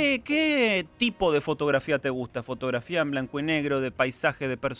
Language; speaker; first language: Spanish; native; Spanish